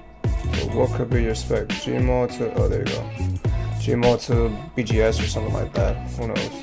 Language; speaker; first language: English; native; English